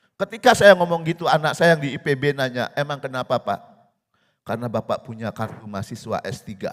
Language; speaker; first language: Indonesian; non-native, local second language; Balinese